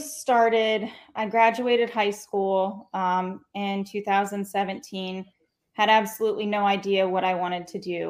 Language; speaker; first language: English; native; English